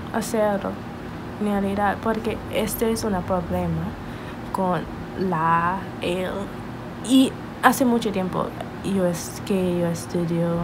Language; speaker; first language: Spanish; non-native, learner; English